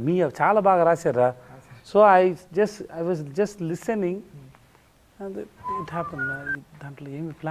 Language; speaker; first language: Telugu; non-native, learner; Tamil